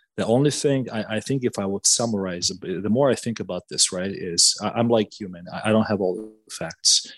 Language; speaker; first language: English; non-native, fluent; Russian